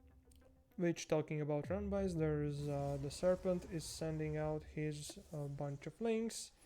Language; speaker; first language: English; non-native, fluent; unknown